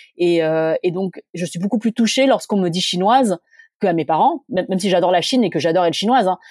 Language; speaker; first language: French; early bilingual, other home language; Chinese